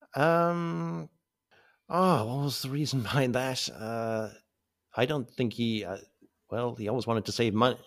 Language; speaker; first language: English; native; English